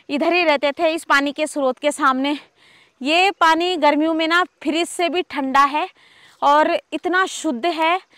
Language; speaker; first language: Hindi; non-native, local second language; Garhwali